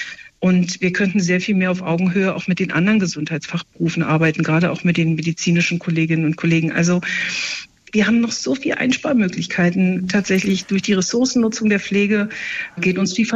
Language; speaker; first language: German; native; German